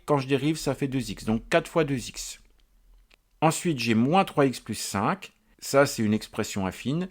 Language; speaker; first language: French; native; French